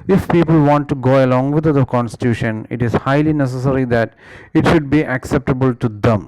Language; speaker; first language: English; non-native, local second language; Malayalam